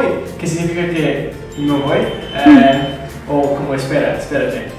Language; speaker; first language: Spanish; non-native, fluent; English